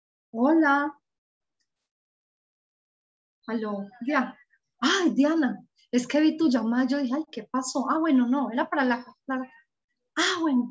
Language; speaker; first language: Spanish; native; Spanish